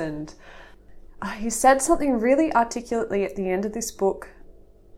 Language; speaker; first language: English; native; English